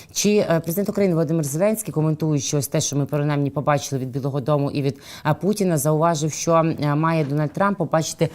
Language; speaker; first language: Ukrainian; native; Ukrainian